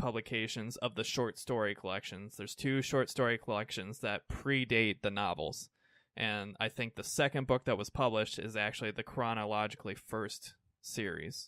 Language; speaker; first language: English; native; English